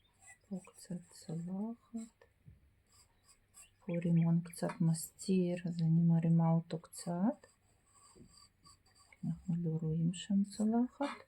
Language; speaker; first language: Hebrew; non-native, fluent; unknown